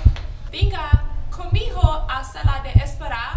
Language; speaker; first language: Spanish; non-native, learner; English